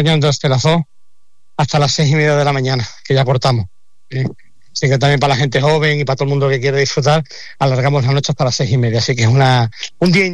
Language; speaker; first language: Spanish; native; Spanish